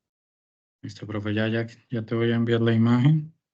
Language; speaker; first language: Spanish; native; Spanish